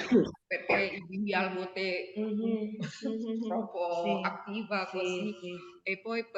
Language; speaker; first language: Italian; non-native, learner; Indonesian